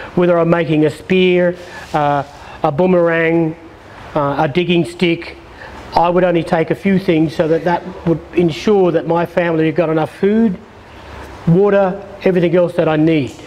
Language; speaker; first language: English; native; English